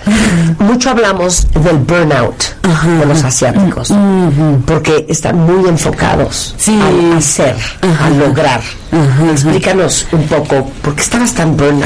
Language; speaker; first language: Spanish; native; Spanish